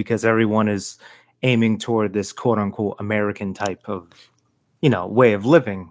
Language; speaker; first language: English; native; English